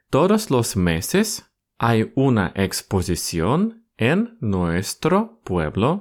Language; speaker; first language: Spanish; non-native, fluent; Russian